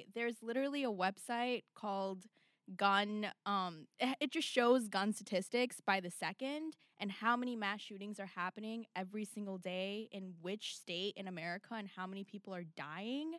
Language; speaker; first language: English; non-native, local second language; Urdu